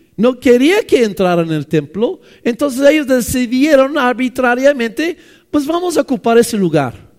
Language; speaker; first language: Spanish; non-native, fluent; English